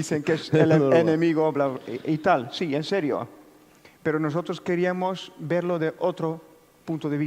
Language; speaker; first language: Spanish; non-native, fluent; Dutch